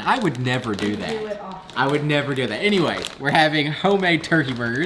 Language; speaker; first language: English; native; English